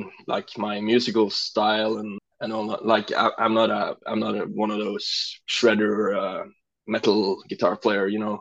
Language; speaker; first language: English; non-native, fluent; Norwegian